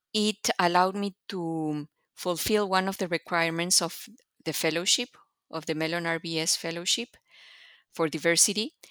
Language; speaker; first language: English; non-native, fluent; Spanish